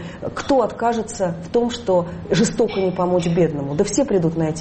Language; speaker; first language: Russian; native; Russian